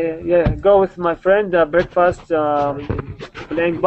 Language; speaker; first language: English; non-native, learner; Arabic